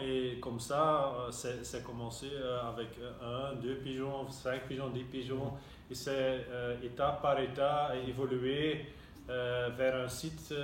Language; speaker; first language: French; non-native, local second language; Dutch